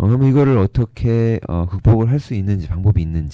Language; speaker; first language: Korean; native; Korean